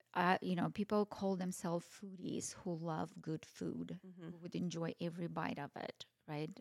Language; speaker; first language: English; non-native, fluent; Russian